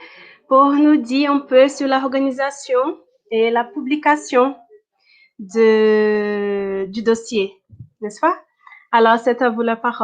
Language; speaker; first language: French; non-native, fluent; Portuguese